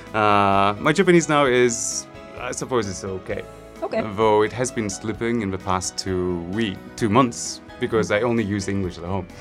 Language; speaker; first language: English; non-native, fluent; Greek